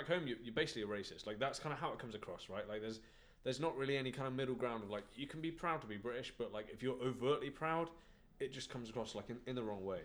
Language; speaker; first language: English; native; English